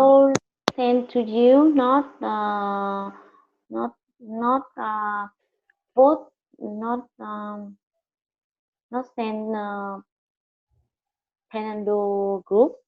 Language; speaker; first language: English; non-native, learner; Vietnamese